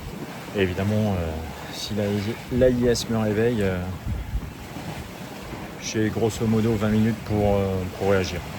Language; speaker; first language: French; native; French